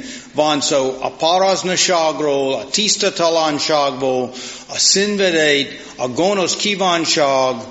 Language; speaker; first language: Hungarian; non-native, fluent; English